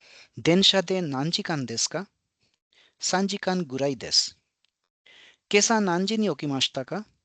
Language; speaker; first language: Japanese; non-native, fluent; Hindi